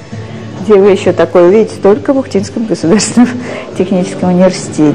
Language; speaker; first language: Russian; native; Russian